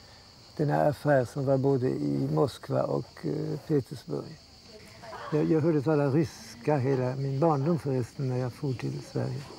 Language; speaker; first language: Swedish; early bilingual, heritage; Swedish